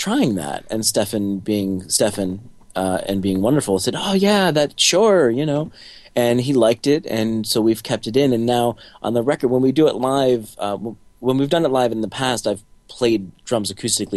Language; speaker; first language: English; native; English